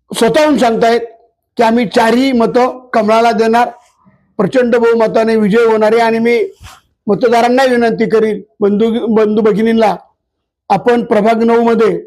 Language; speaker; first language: Marathi; native; Marathi